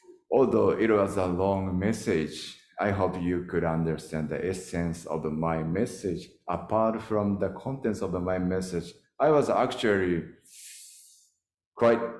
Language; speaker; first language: English; non-native, learner; Japanese